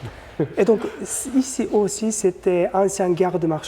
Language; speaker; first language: French; non-native, learner; Japanese